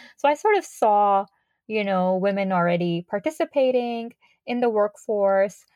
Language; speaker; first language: English; non-native, local second language; Urdu